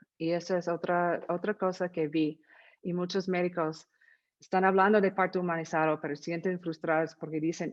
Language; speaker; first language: Spanish; non-native, fluent; English